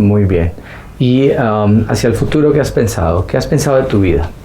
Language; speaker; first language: Spanish; native; Spanish